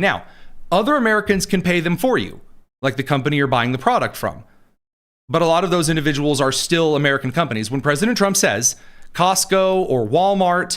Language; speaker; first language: English; native; English